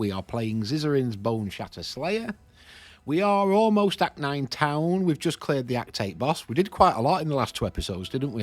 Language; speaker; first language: English; native; English